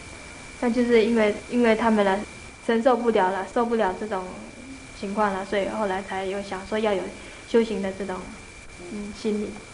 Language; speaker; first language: Chinese; native; Chinese